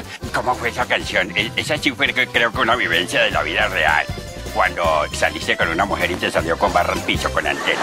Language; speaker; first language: Spanish; native; Spanish